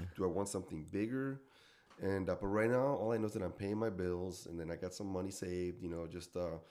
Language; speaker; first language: English; non-native, fluent; Spanish